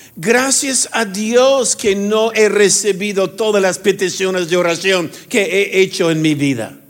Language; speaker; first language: Spanish; non-native, fluent; English